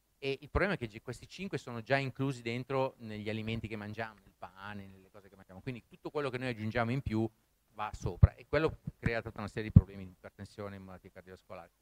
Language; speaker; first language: Italian; native; Italian